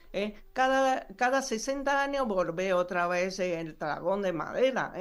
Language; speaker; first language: Spanish; non-native, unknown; Chinese